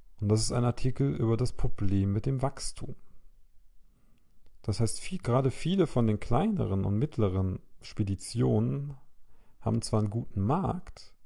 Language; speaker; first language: German; native; German